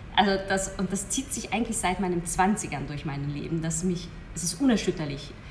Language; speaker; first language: German; early bilingual, heritage; Hungarian